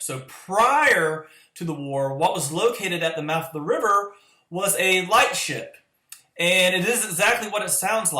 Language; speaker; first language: English; native; English